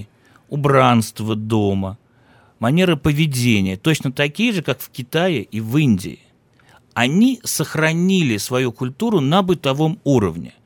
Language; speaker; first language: Russian; native; Russian